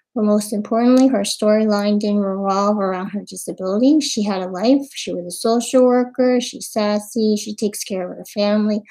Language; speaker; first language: English; native; English